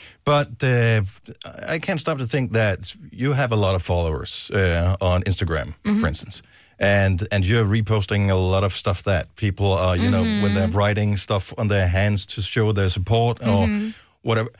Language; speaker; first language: English; non-native, fluent; Danish